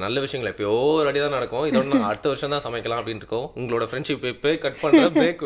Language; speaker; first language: Tamil; native; Tamil